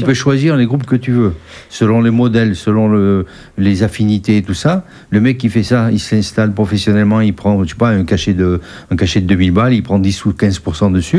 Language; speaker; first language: French; native; French